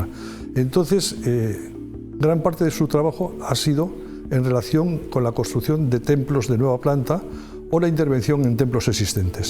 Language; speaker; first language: Spanish; native; Spanish